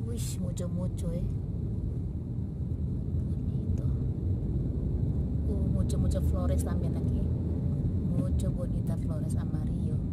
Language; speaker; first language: Spanish; non-native, learner; Indonesian